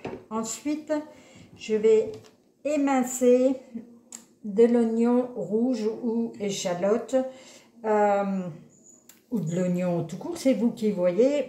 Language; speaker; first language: French; native; French